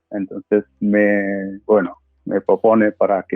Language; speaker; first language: Spanish; non-native, fluent; Bangla